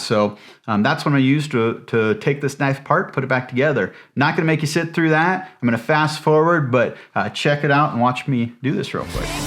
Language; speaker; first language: English; native; English